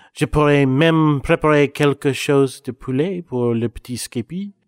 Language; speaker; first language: French; non-native, learner; English